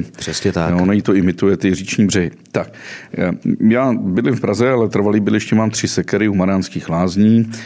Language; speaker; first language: Czech; native; Czech